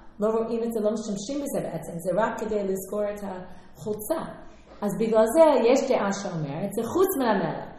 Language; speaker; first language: Hebrew; non-native, fluent; English